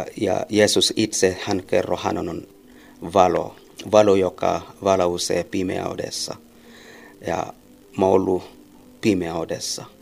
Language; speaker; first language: Finnish; non-native, learner; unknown